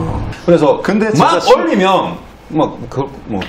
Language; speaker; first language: Korean; early bilingual, heritage; Korean